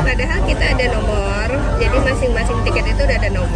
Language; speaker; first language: Indonesian; native; Indonesian